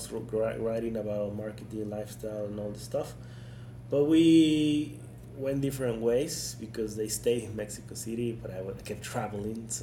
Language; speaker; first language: English; non-native, fluent; Spanish